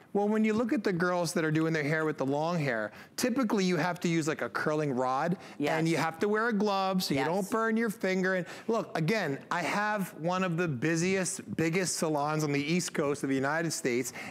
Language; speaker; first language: English; native; English